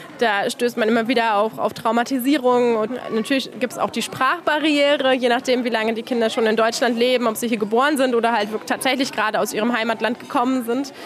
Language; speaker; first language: German; native; German